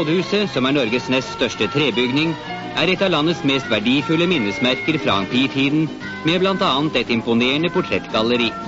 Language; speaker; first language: Norwegian; native; Norwegian